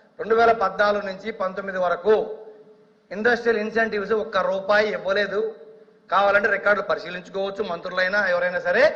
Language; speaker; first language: Telugu; native; Telugu